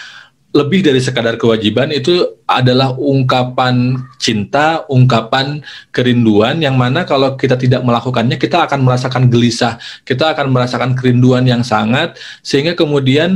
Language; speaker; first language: Indonesian; native; Indonesian